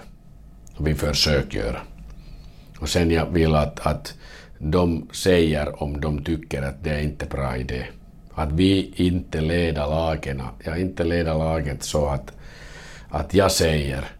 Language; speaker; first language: Swedish; non-native, learner; Finnish